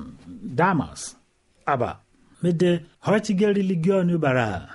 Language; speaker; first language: German; non-native, learner; Igbo